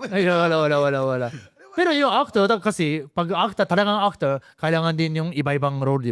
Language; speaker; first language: Filipino; non-native, fluent; Japanese